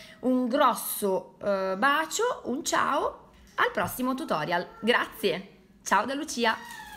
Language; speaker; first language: Italian; native; Italian